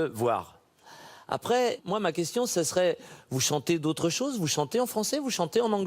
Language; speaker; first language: French; native; French